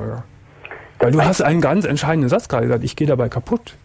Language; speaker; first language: German; native; German